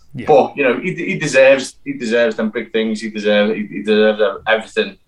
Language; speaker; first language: English; native; English